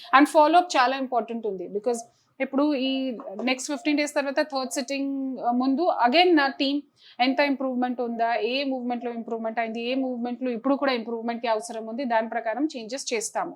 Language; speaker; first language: Telugu; non-native, fluent; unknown